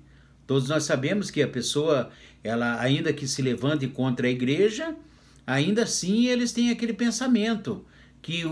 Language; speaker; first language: Portuguese; native; Portuguese